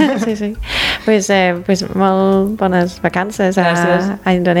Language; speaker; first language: Catalan; non-native, fluent; English